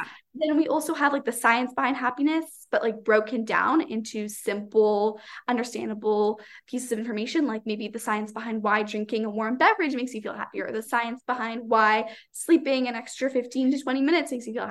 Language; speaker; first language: English; native; English